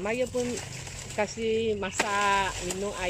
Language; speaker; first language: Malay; non-native, local second language; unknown